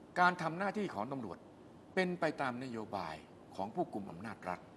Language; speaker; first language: Thai; native; Thai